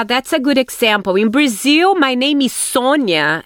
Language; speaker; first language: English; non-native, fluent; Portuguese